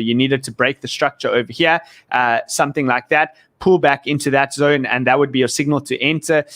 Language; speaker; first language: English; native; English